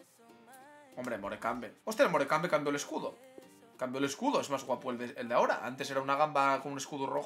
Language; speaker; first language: Spanish; native; Spanish